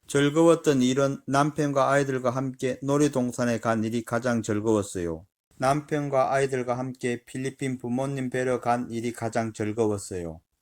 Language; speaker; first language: Korean; non-native, learner; Filipino